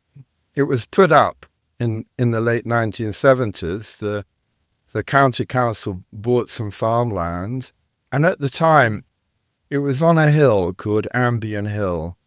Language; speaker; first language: English; native; English